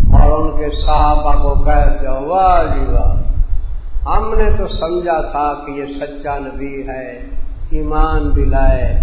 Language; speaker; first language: Urdu; non-native, local second language; Saraiki